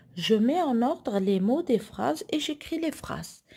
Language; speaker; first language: French; non-native, local second language; Arabic